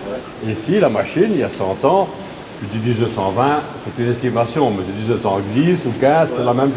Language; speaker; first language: French; native; French